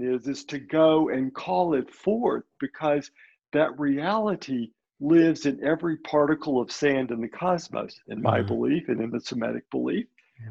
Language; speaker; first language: English; native; English